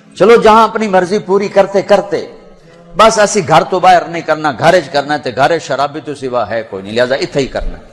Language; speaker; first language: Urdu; non-native, local second language; Punjabi